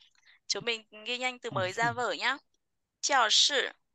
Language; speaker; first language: Chinese; non-native, fluent; Vietnamese